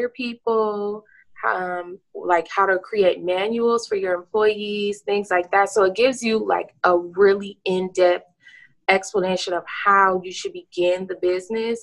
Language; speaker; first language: English; native; English